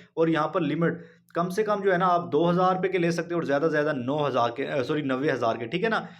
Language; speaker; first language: Urdu; non-native, local second language; Punjabi